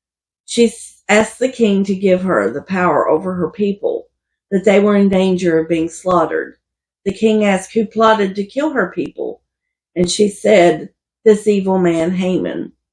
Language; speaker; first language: English; native; English